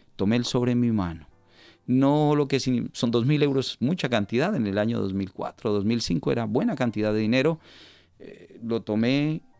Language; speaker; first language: Spanish; native; Spanish